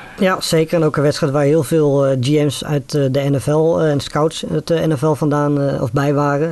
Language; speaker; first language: Dutch; native; Dutch